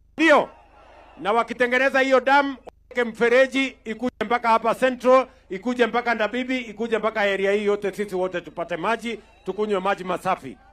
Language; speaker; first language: Swahili; non-native, local second language; Kalenjin